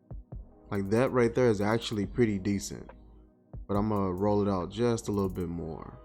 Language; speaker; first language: English; native; English